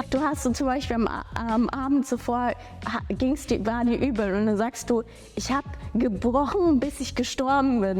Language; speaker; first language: German; early bilingual, other home language; Bangla